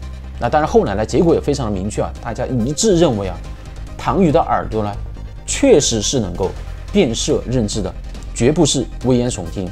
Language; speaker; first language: Chinese; native; Chinese